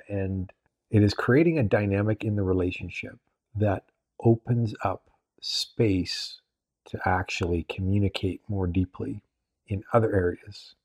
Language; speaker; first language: English; native; English